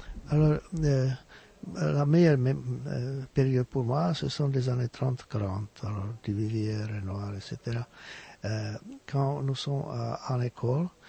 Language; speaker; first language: French; non-native, fluent; Czech